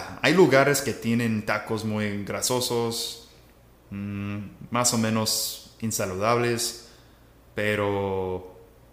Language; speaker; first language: Spanish; non-native, fluent; English